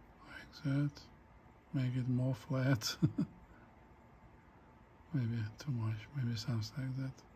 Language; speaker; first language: English; non-native, fluent; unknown